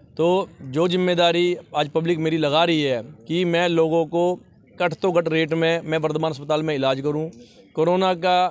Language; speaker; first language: Hindi; non-native, local second language; Punjabi